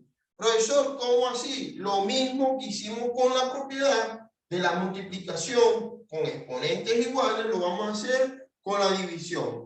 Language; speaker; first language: Spanish; native; Spanish